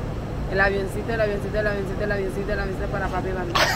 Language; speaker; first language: Spanish; native; Spanish